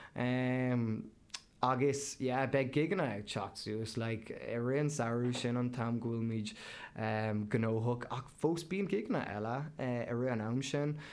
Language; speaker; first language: Irish; non-native, local second language; English